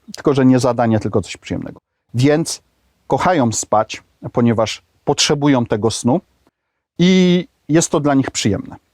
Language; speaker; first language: Polish; native; Polish